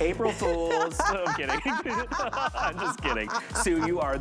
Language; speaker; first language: English; native; English